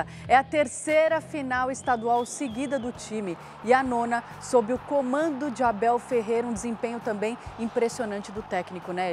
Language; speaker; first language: Portuguese; native; Portuguese